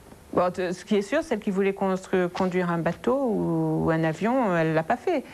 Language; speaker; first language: French; non-native, local second language; Arabic